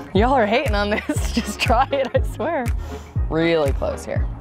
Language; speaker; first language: English; native; English